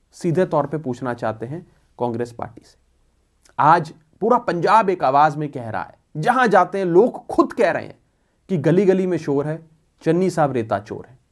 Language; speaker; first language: Hindi; non-native, local second language; Punjabi